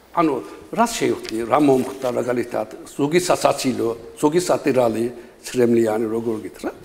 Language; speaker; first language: Georgian; non-native, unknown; Turkish